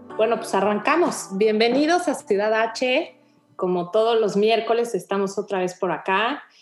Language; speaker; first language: Spanish; native; Spanish